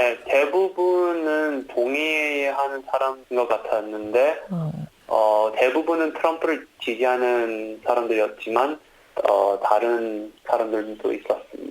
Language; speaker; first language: Korean; early bilingual, heritage; Korean